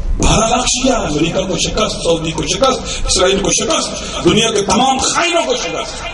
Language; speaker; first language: Urdu; non-native, local second language; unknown